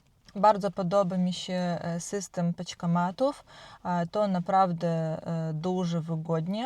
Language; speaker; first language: Polish; non-native, learner; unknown